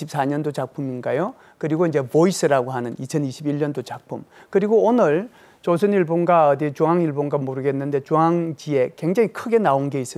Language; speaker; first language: Korean; native; Korean